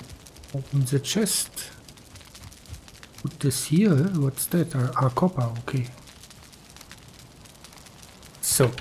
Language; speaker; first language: English; non-native, learner; German